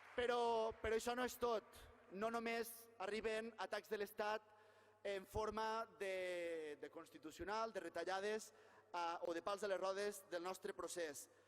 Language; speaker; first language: Catalan; native; Catalan